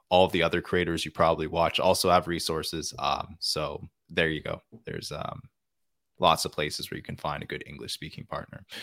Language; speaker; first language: English; native; English